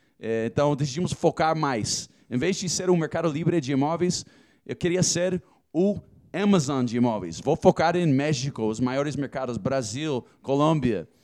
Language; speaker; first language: Portuguese; non-native, fluent; English